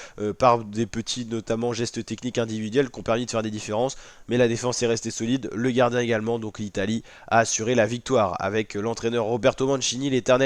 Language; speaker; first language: French; native; French